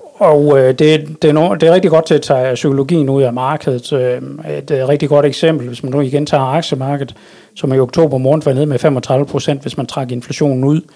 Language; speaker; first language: Danish; native; Danish